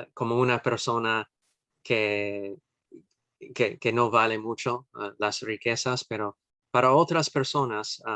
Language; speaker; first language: Spanish; non-native, fluent; English